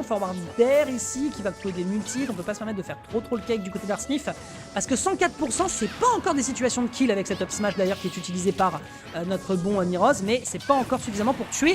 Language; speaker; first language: French; native; French